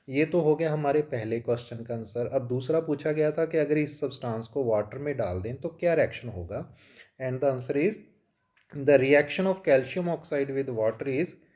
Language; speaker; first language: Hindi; non-native, local second language; Punjabi